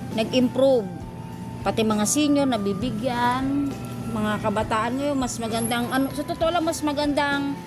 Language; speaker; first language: Filipino; native; Filipino